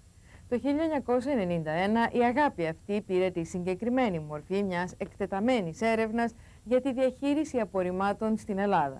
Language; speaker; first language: Greek; native; Greek